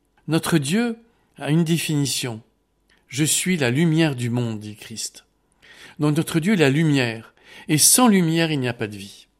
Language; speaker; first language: French; native; French